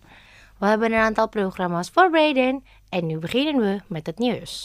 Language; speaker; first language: Dutch; non-native, fluent; Indonesian